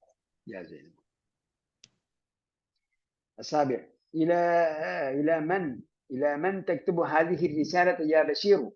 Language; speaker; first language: Arabic; non-native, fluent; Malayalam